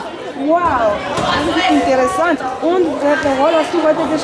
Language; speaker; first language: German; non-native, learner; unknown